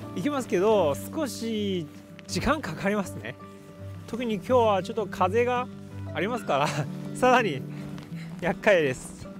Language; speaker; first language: Japanese; non-native, fluent; Chinese